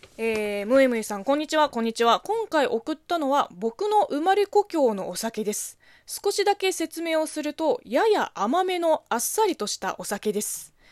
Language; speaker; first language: Japanese; non-native, fluent; Chinese